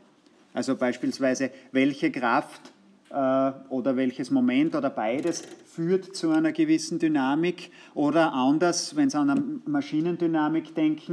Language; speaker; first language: German; native; German